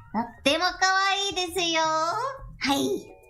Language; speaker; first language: Japanese; non-native, learner; English